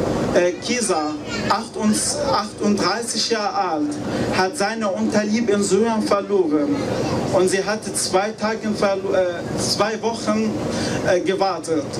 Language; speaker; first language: German; non-native, learner; Arabic